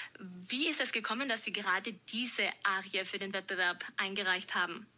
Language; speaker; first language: German; native; German